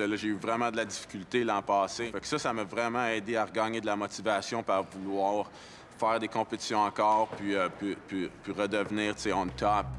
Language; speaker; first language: French; native; French